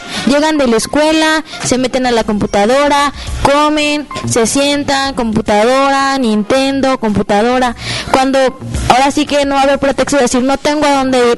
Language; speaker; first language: Spanish; native; Spanish